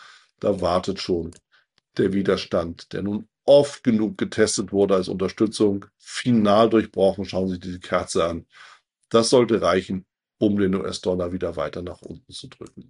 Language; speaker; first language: German; native; German